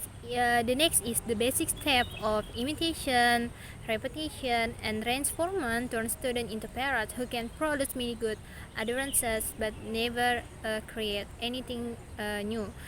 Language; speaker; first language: English; non-native, learner; Indonesian